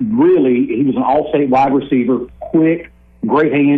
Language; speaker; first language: English; native; English